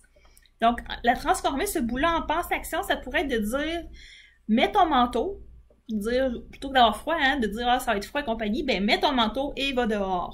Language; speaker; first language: French; native; French